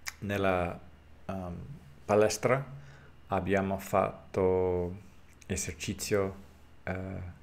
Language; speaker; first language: Italian; non-native, learner; English